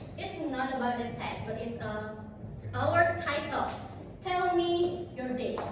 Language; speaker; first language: English; non-native, learner; Indonesian